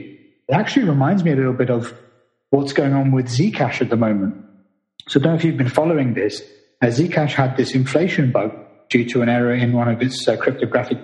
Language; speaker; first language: English; native; English